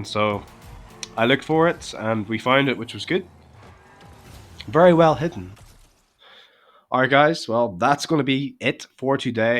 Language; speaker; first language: English; native; English